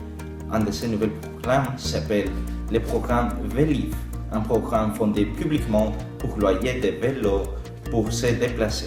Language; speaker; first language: French; non-native, learner; English